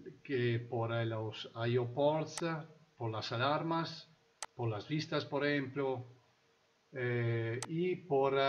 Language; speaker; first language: Spanish; non-native, fluent; Italian